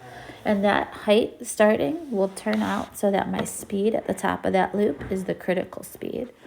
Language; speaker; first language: English; native; English